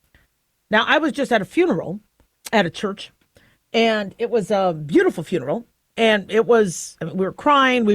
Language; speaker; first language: English; native; English